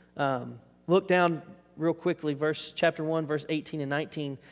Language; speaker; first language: English; native; English